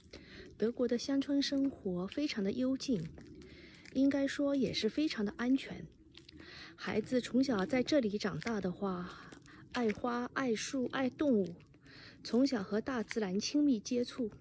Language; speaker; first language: Chinese; native; Chinese